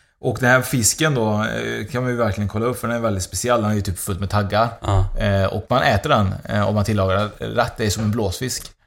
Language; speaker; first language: Swedish; early bilingual, other home language; Spanish